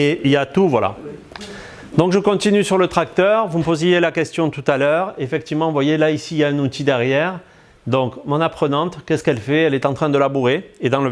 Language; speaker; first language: French; native; French